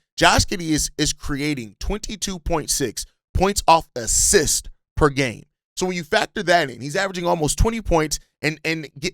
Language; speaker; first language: English; native; English